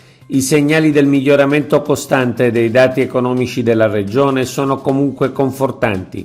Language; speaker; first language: Italian; native; Italian